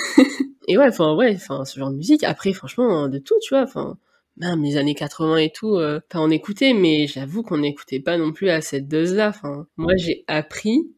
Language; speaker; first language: French; native; French